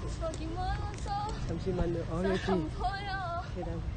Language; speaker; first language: Korean; non-native, learner; Thai